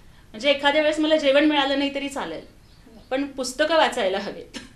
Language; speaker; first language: Marathi; non-native, local second language; Telugu